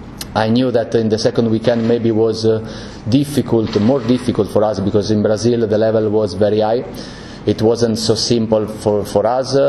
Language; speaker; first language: English; non-native, learner; Italian